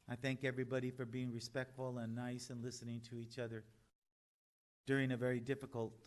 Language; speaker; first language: English; native; English